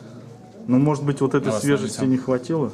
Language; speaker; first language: Russian; native; Russian